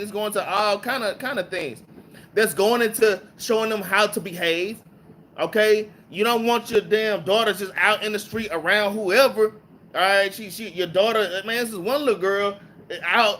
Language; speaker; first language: English; native; English